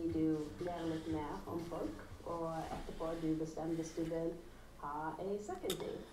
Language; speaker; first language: Norwegian; early bilingual, heritage; English